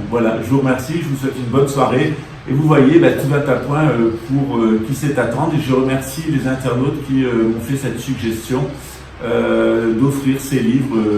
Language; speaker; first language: French; native; French